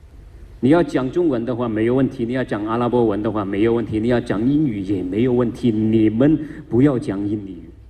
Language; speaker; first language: Chinese; non-native, fluent; Madurese